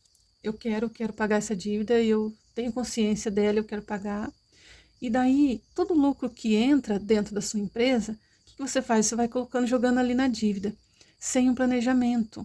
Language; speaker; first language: Portuguese; native; Portuguese